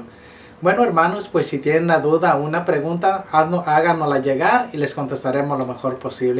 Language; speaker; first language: Spanish; native; Spanish